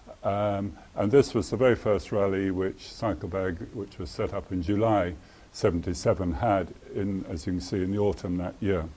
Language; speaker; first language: English; native; English